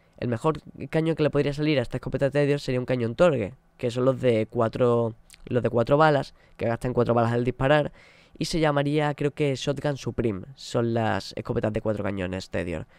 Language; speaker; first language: Spanish; native; Spanish